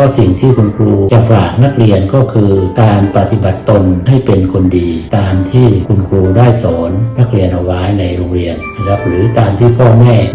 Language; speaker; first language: Thai; native; Thai